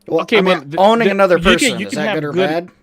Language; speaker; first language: English; native; English